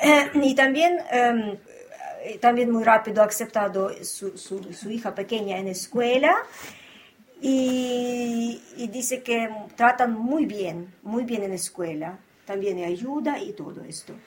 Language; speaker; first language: Spanish; non-native, learner; Ukrainian